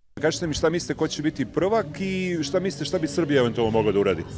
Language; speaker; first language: Serbian; native; Serbian